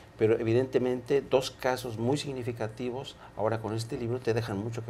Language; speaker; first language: Spanish; native; Spanish